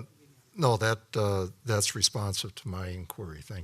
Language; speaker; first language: English; native; English